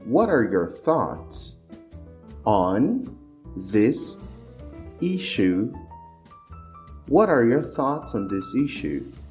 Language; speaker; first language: English; non-native, fluent; Portuguese